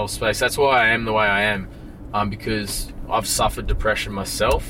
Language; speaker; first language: English; native; English